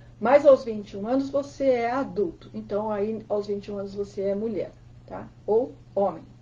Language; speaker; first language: Portuguese; native; Portuguese